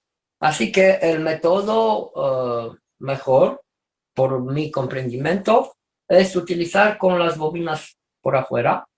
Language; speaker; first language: Spanish; non-native, fluent; Romanian